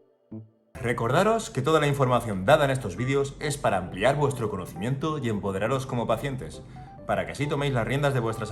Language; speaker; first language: Spanish; native; Spanish